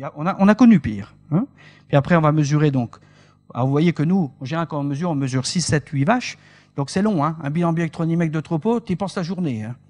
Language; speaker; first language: French; native; French